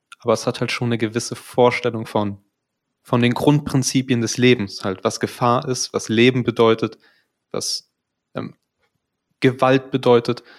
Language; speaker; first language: German; native; German